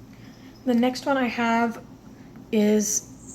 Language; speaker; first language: English; native; English